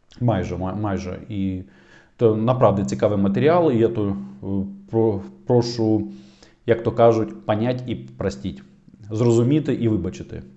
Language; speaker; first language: Ukrainian; non-native, local second language; Russian